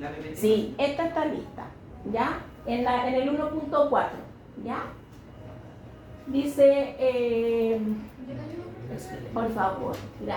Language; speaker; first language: Spanish; native; Spanish